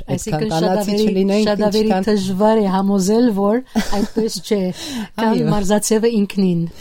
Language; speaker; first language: Armenian; native; Armenian